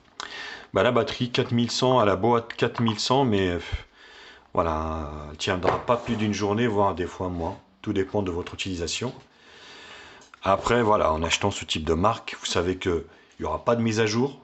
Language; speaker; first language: French; native; French